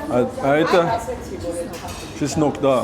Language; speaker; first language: Russian; non-native, learner; Arabic